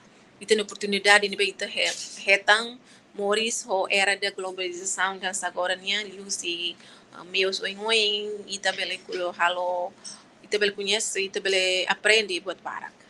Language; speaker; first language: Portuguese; non-native, local second language; Tetum